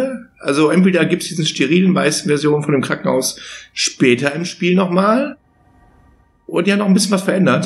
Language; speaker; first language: German; native; German